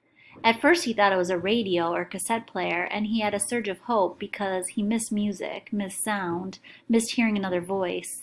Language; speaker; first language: English; native; English